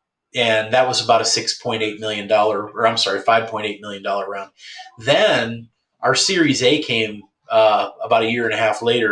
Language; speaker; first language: English; native; English